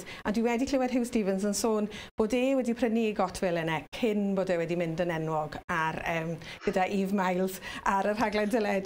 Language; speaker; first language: Welsh; native; Welsh